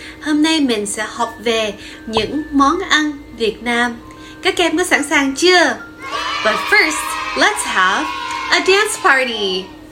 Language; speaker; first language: Vietnamese; early bilingual, heritage; Vietnamese